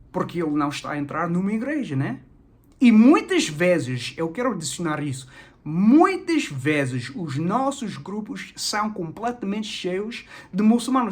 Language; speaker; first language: Portuguese; non-native, fluent; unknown